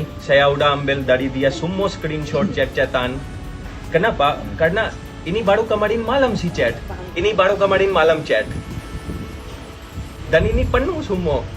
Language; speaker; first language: Indonesian; non-native, fluent; Hindi